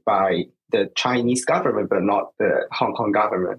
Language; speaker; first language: English; non-native, local second language; Cantonese